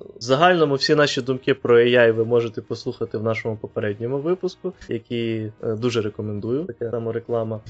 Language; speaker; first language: Ukrainian; non-native, local second language; Russian